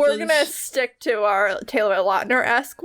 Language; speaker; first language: English; native; English